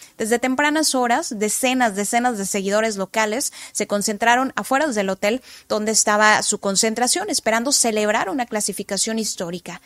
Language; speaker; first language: Spanish; native; Spanish